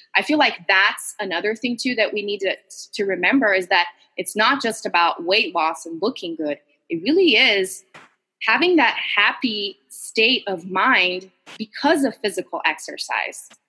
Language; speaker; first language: English; non-native, fluent; Portuguese